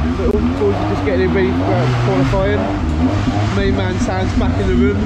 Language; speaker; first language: English; native; English